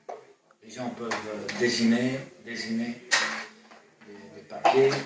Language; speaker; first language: French; non-native, fluent; Dutch